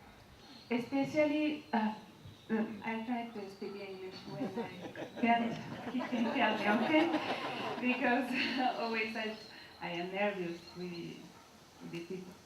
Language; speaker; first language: English; non-native, learner; Spanish